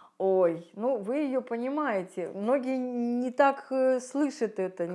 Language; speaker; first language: Russian; native; Russian